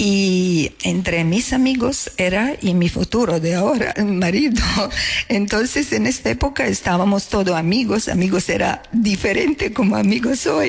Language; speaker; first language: Spanish; non-native, learner; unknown